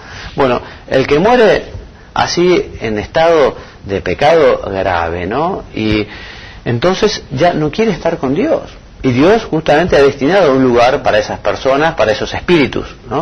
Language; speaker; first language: Spanish; native; Spanish